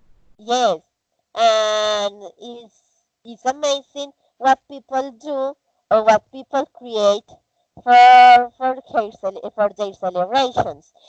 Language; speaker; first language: English; non-native, learner; Spanish